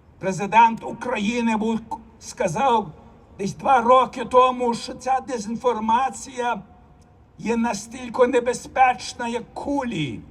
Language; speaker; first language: Ukrainian; early bilingual, heritage; Ukrainian